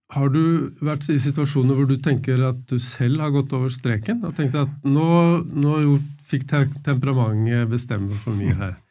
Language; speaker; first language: Norwegian; native; Norwegian